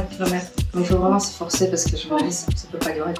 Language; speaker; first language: French; non-native, fluent; Russian